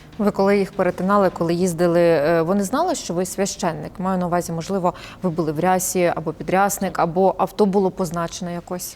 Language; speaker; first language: Ukrainian; native; Ukrainian